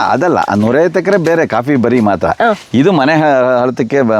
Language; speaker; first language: Kannada; native; Kannada